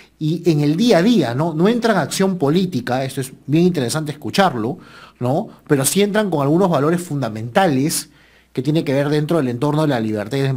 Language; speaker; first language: Spanish; native; Spanish